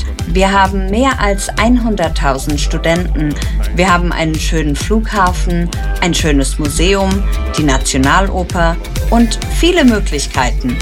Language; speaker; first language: German; non-native, fluent; Romanian